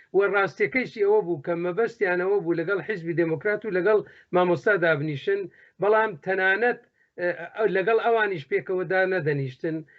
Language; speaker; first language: Central Kurdish; native; Central Kurdish